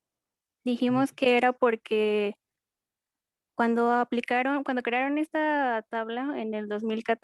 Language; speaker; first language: Spanish; native; Spanish